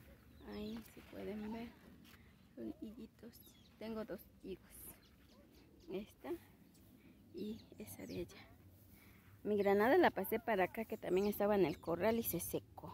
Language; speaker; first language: Spanish; native; Spanish